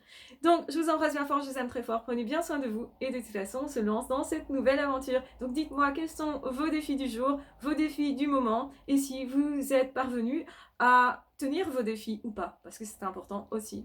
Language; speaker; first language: French; native; French